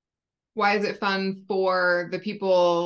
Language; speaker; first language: English; native; English